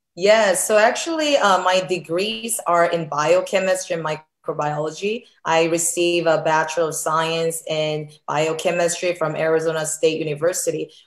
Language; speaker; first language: English; early bilingual, other home language; Korean